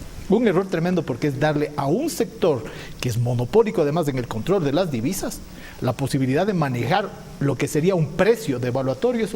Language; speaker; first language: Spanish; native; Spanish